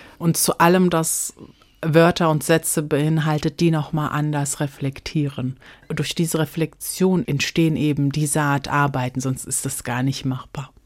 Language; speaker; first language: German; early bilingual, other home language; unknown